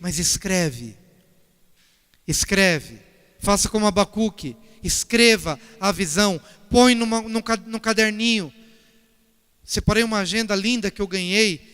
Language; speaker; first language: Portuguese; native; Portuguese